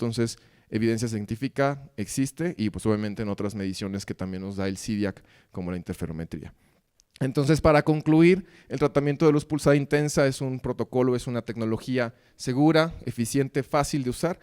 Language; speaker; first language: Spanish; native; Spanish